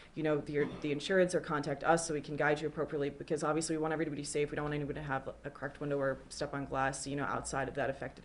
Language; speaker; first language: English; native; English